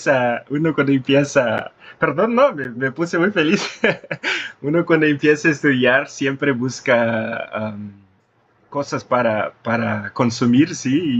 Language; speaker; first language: Spanish; non-native, fluent; Portuguese